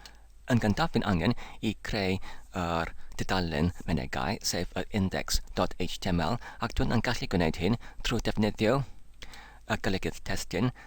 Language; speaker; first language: Welsh; non-native, learner; English